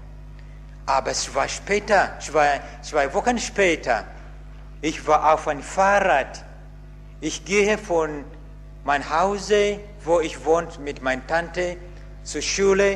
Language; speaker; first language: German; non-native, learner; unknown